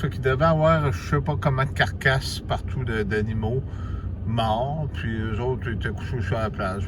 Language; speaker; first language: French; native; French